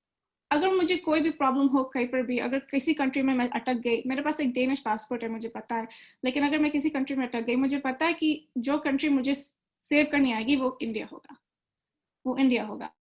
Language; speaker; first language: Hindi; early bilingual, other home language; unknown